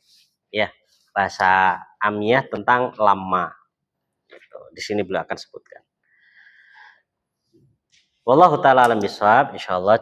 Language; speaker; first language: Indonesian; native; Indonesian